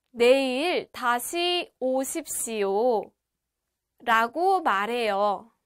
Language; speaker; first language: Korean; native; Korean